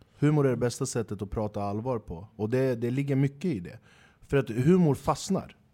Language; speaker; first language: Swedish; early bilingual, other home language; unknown